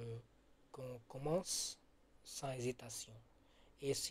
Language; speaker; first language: French; non-native, learner; Gujarati